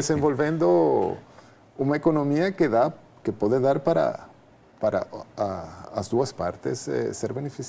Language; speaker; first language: Portuguese; non-native, fluent; Spanish